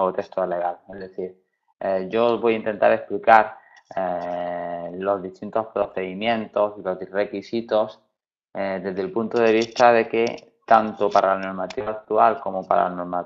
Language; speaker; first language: Spanish; native; Spanish